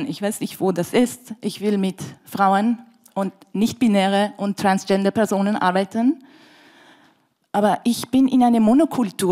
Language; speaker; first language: German; non-native, fluent; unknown